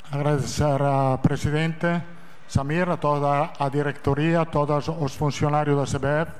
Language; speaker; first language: Portuguese; non-native, fluent; Italian